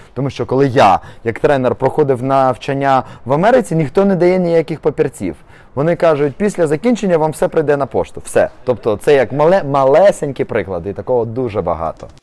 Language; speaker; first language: Ukrainian; native; Ukrainian